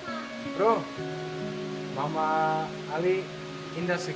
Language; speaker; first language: Indonesian; non-native, learner; Danish